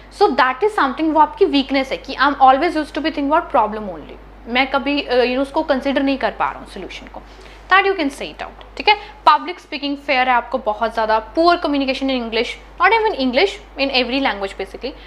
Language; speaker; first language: Hindi; native; Hindi